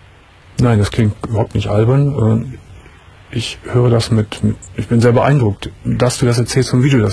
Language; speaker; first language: German; native; German